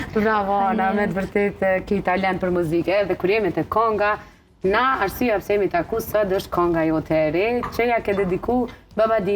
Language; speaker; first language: Albanian; native; Albanian